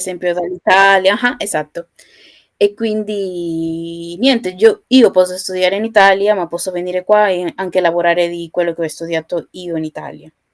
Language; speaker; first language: Italian; non-native, learner; Spanish